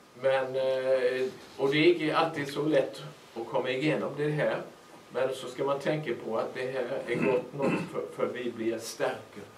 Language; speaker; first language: Swedish; native; Swedish